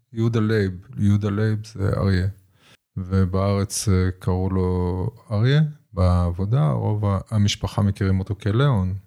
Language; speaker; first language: Hebrew; native; Hebrew